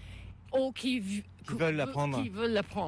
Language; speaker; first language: French; non-native, local second language; English